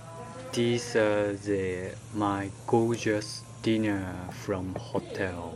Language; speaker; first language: English; non-native, learner; Japanese